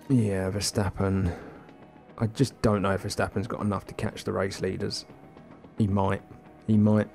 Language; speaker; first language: English; native; English